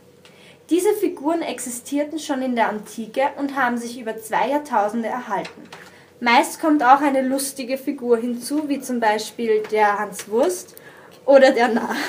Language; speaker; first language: German; native; German